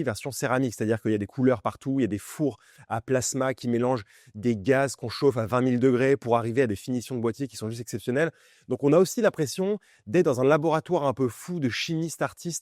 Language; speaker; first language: French; native; French